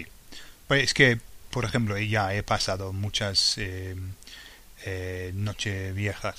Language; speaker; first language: Spanish; non-native, fluent; English